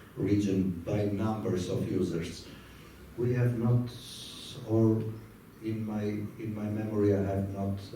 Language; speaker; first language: English; non-native, fluent; Albanian